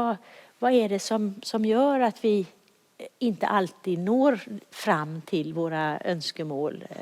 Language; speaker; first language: Swedish; native; Swedish